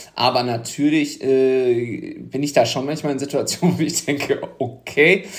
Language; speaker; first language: German; native; German